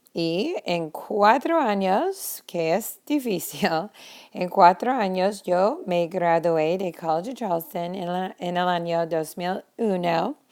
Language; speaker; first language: Spanish; non-native, fluent; English